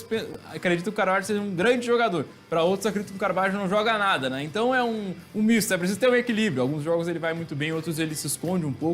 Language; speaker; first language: Portuguese; native; Portuguese